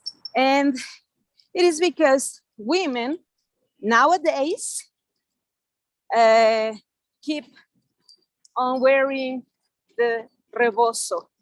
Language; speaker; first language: English; non-native, fluent; Spanish